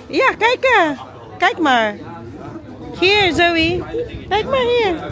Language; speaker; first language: Dutch; non-native, learner; Filipino